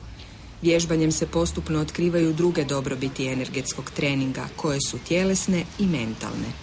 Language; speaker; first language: Croatian; native; Croatian